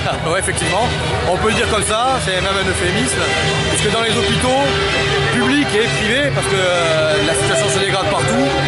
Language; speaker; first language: French; native; French